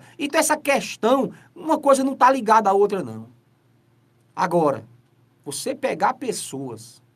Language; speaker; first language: Portuguese; native; Portuguese